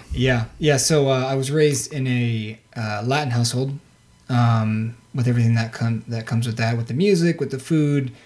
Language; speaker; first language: English; native; English